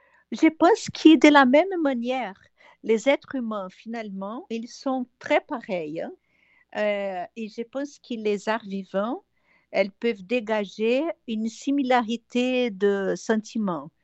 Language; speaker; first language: French; non-native, fluent; Portuguese